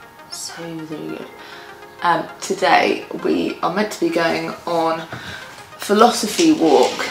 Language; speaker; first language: English; native; English